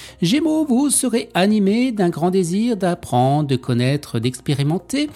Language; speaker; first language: French; native; French